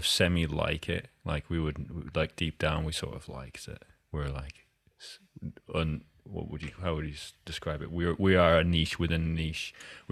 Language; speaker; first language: English; native; English